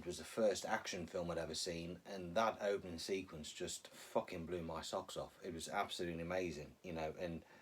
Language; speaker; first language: English; native; English